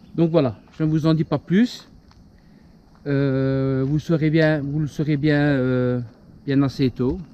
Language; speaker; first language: French; native; French